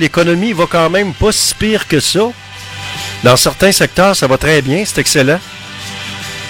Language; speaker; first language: French; native; French